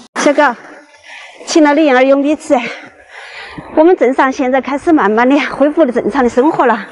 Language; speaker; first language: Chinese; native; Chinese